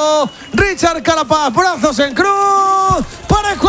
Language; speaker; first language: Spanish; native; Spanish